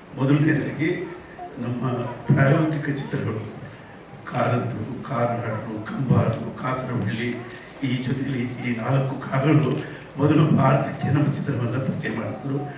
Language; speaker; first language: Kannada; native; Kannada